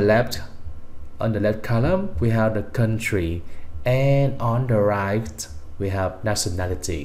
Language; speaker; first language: English; non-native, fluent; Vietnamese